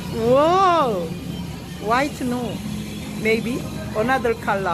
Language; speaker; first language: English; non-native, learner; Korean